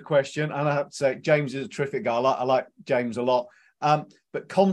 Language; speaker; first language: English; native; English